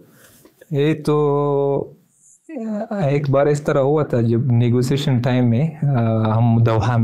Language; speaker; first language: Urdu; non-native, fluent; Pashto